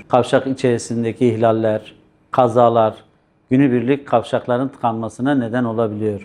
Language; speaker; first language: Turkish; native; Turkish